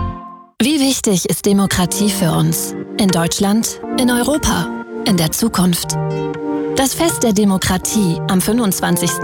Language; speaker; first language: German; native; German